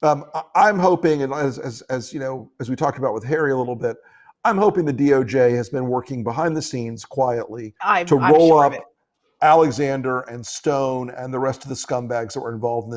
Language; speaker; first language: English; native; English